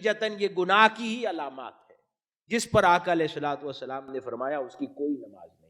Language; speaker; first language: Urdu; native; Urdu